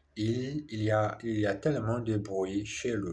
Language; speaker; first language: French; non-native, learner; Portuguese